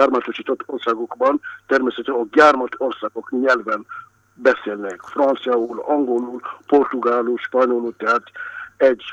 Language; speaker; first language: Hungarian; non-native, fluent; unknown